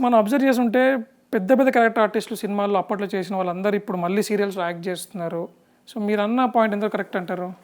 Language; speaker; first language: Telugu; native; Telugu